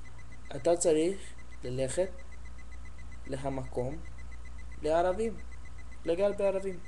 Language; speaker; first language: Hebrew; non-native, learner; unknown